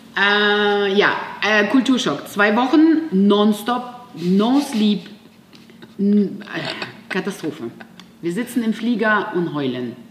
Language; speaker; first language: German; non-native, fluent; Russian